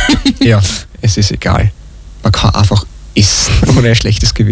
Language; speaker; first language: German; native; German